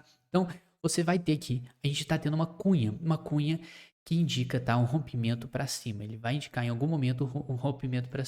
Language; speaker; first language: Portuguese; native; Portuguese